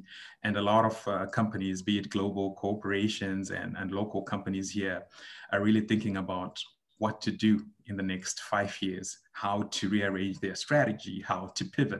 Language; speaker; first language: English; non-native, local second language; Shona